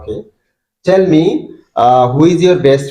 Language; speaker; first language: English; non-native, fluent; Bangla